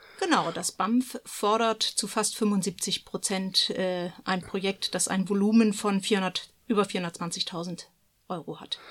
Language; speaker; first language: German; native; German